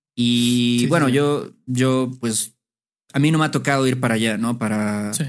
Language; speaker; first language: Spanish; native; Spanish